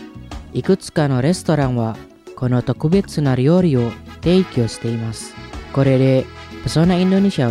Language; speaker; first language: Japanese; non-native, fluent; Indonesian